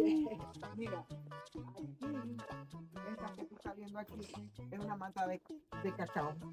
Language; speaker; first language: Spanish; native; Spanish